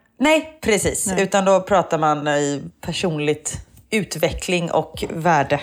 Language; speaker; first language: Swedish; native; Swedish